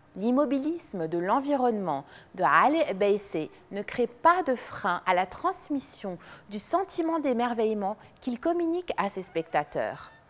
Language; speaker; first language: French; non-native, local second language; Arabic